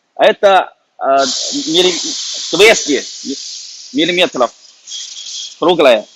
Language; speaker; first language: Russian; non-native, fluent; Chinese